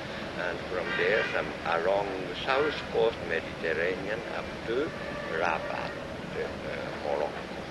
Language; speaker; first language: English; non-native, learner; Japanese